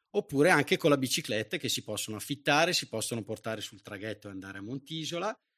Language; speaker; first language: Italian; native; Italian